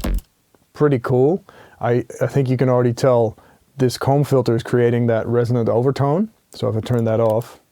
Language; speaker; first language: English; non-native, fluent; Dutch